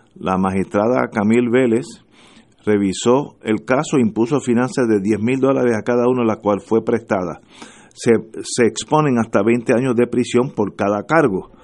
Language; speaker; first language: Spanish; native; Spanish